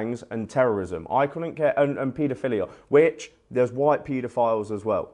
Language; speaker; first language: English; native; English